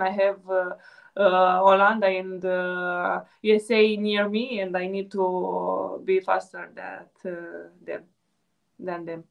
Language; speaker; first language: English; non-native, fluent; Romanian